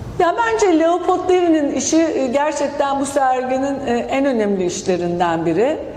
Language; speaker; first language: Turkish; native; Turkish